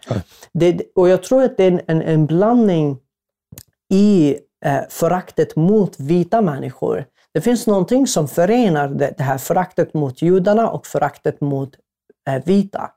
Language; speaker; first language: Swedish; non-native, fluent; Arabic